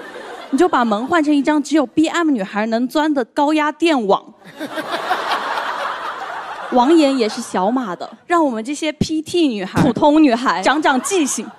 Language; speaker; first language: Chinese; native; Chinese